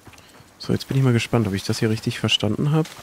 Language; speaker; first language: German; native; German